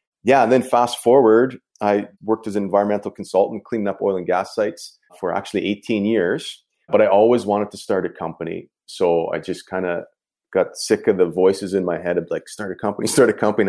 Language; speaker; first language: English; native; English